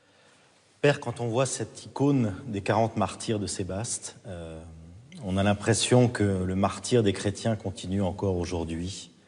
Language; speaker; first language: French; native; French